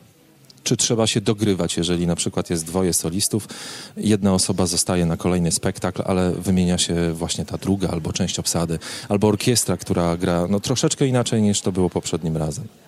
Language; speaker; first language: Polish; native; Polish